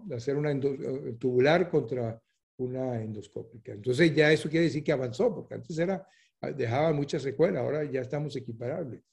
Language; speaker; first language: Spanish; native; Spanish